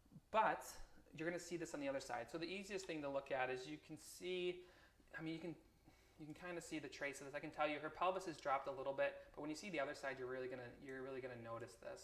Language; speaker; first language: English; native; English